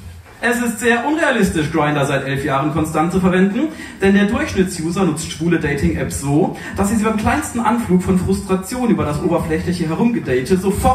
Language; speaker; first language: German; native; German